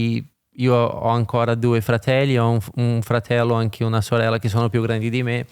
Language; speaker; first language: Italian; non-native, fluent; Portuguese